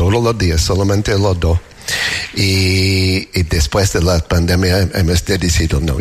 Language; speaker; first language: Spanish; non-native, learner; English